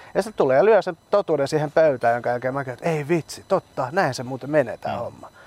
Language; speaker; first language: Finnish; early bilingual, other home language; Persian